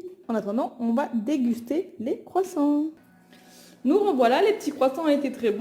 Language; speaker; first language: French; native; French